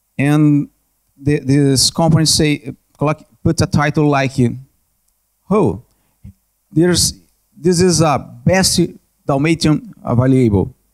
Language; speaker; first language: English; non-native, learner; Portuguese